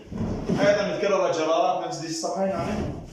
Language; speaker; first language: Arabic; native; Arabic